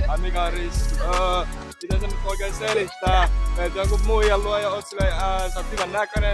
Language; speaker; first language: Finnish; native; Finnish